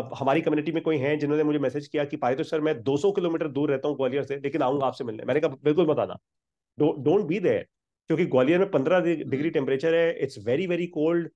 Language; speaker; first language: Hindi; native; Hindi